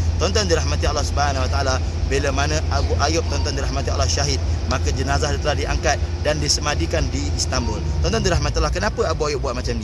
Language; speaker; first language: Malay; native; Malay